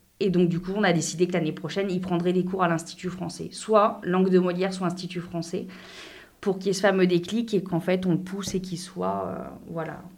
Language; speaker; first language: French; native; French